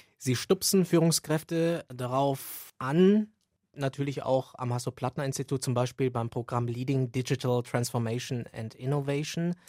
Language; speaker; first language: German; native; German